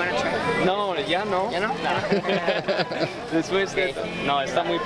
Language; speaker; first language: Spanish; non-native, fluent; English